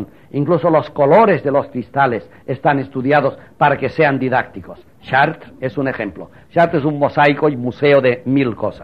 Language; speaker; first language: Spanish; native; Spanish